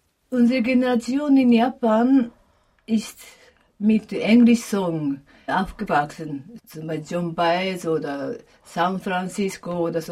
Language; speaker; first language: German; non-native, fluent; Japanese